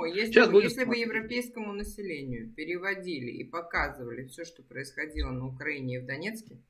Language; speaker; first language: Russian; native; Russian